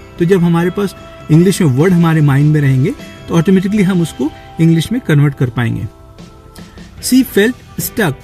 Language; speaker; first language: Hindi; native; Hindi